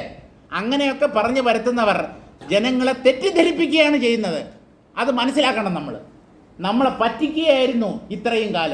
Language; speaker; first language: Malayalam; native; Malayalam